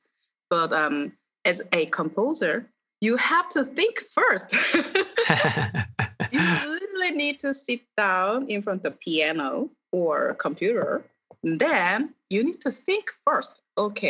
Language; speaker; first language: English; non-native, fluent; Korean